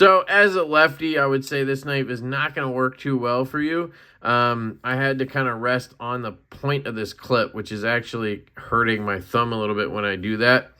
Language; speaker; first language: English; native; English